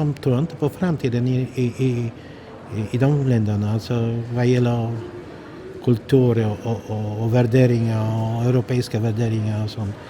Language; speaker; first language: Swedish; non-native, fluent; Polish